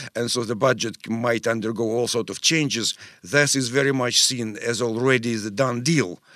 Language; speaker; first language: English; non-native, fluent; Russian